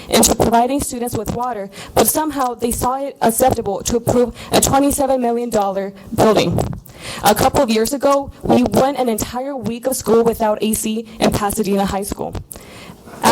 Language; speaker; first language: English; early bilingual, other home language; Spanish